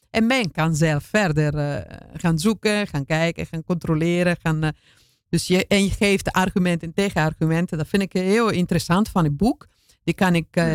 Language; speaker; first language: Dutch; non-native, fluent; Italian